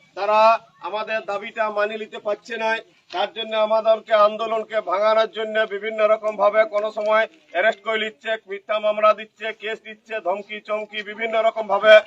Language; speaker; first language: Bangla; native; Bangla